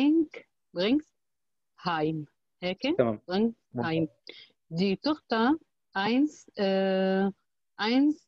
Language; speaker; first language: German; non-native, learner; Arabic